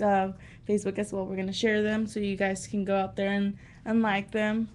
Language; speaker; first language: English; early bilingual, other home language; Spanish